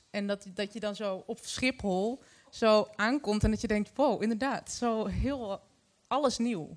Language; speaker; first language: Dutch; early bilingual, other home language; Arabic